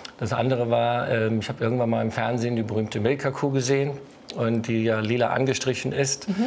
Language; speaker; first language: German; non-native, fluent; English